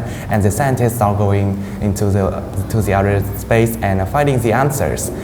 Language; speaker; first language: English; non-native, fluent; Vietnamese